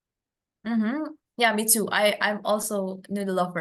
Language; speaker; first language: English; non-native, fluent; Indonesian